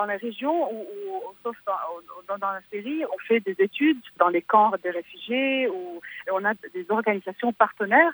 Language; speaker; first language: French; non-native, fluent; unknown